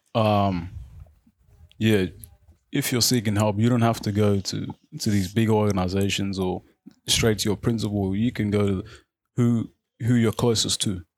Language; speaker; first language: English; non-native, local second language; Arabic